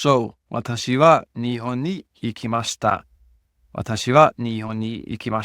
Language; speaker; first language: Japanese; non-native, fluent; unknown